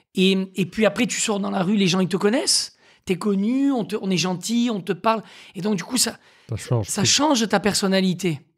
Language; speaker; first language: French; native; French